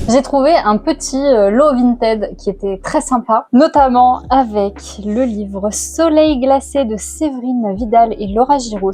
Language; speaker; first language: French; native; French